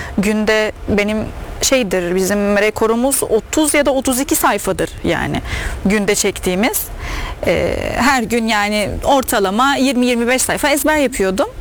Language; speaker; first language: Turkish; non-native, fluent; Arabic